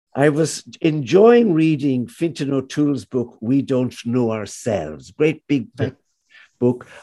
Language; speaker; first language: English; native; English